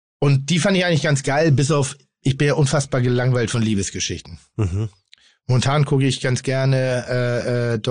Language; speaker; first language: German; native; German